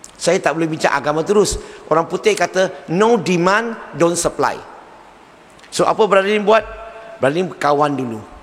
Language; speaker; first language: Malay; non-native, local second language; Chinese